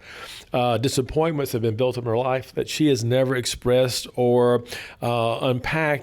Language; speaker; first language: English; native; English